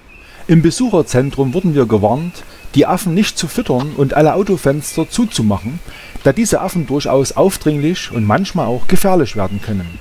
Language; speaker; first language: German; native; German